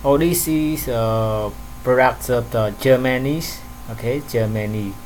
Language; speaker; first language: English; non-native, learner; Khmer